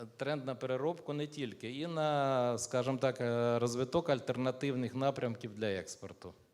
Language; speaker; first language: Ukrainian; native; Ukrainian